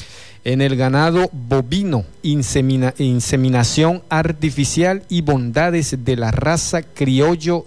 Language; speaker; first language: Spanish; native; Spanish